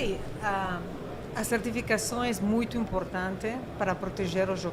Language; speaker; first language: Portuguese; non-native, fluent; Italian